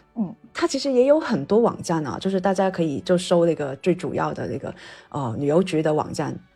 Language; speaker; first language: Chinese; non-native, local second language; Cantonese